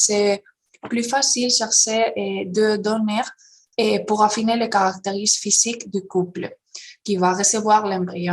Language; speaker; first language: French; non-native, fluent; Spanish